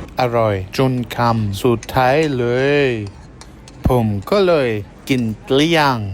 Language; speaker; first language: Thai; non-native, learner; German